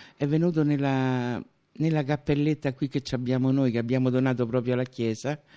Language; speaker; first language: Italian; native; Italian